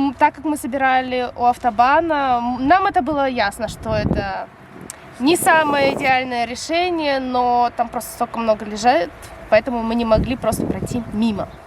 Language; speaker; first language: Russian; early bilingual, heritage; Russian